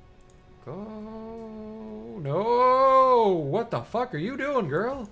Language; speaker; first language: English; native; English